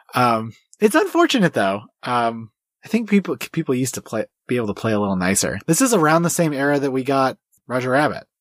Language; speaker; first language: English; early bilingual, other home language; Swedish